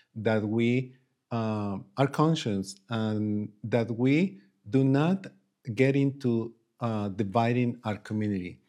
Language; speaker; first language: English; non-native, fluent; Spanish